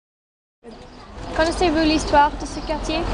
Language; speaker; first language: French; non-native, learner; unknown